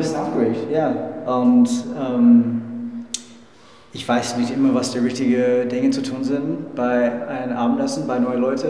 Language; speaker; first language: German; non-native, fluent; English